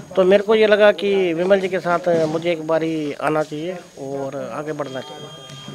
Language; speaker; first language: Hindi; native; Hindi